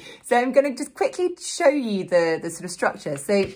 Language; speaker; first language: English; native; English